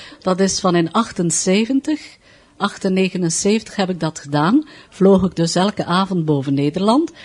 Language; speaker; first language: Dutch; native; Dutch